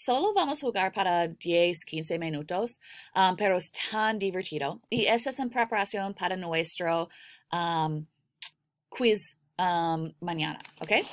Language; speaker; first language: Spanish; non-native, learner; English